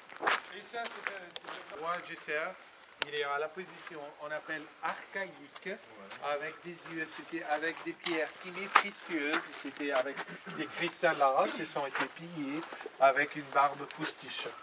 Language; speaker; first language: French; non-native, fluent; Arabic